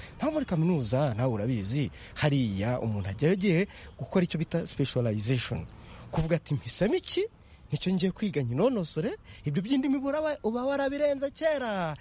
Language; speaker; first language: Kinyarwanda; native; Kinyarwanda